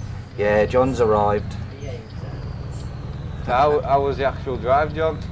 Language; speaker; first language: English; native; English